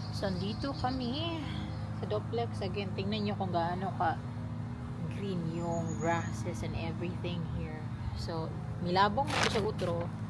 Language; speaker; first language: Filipino; non-native, local second language; Cebuano